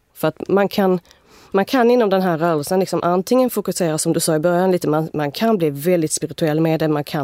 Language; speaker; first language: Swedish; native; Swedish